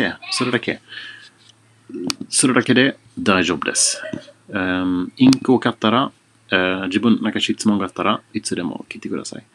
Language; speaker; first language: Japanese; non-native, fluent; Swedish